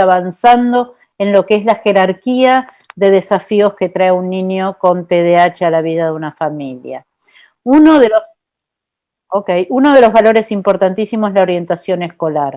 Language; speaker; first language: Spanish; native; Spanish